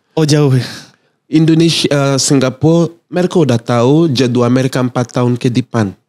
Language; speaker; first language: Indonesian; non-native, fluent; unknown